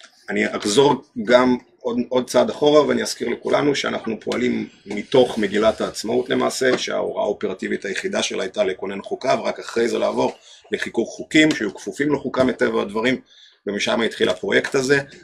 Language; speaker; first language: Hebrew; non-native, fluent; Russian